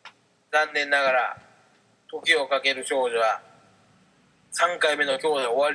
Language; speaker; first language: Japanese; native; Japanese